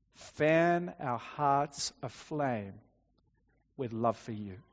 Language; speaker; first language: English; native; English